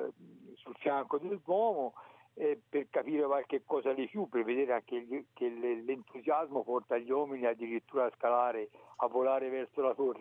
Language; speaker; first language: Italian; native; Italian